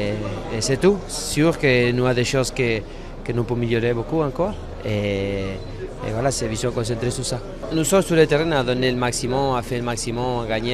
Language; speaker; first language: French; non-native, learner; Spanish